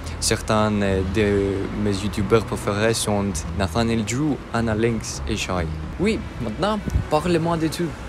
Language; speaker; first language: French; non-native, learner; Russian